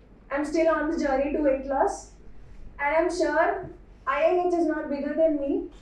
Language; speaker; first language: English; non-native, local second language; Telugu